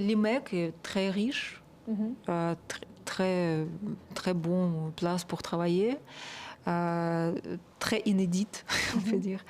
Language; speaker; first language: French; non-native, fluent; Russian